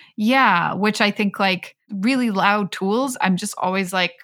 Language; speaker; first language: English; non-native, fluent; Swedish